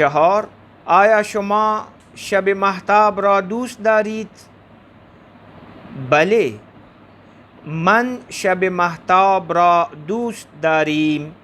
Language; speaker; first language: Persian; non-native, fluent; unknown